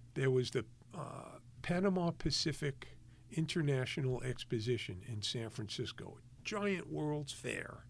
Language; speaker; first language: English; native; English